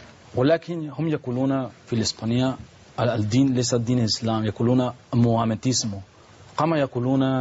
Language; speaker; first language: Arabic; non-native, learner; Spanish